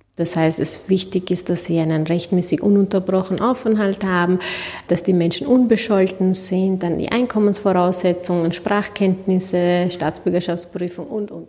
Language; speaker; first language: German; early bilingual, other home language; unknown